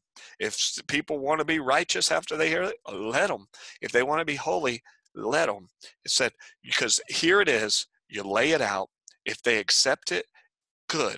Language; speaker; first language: English; native; English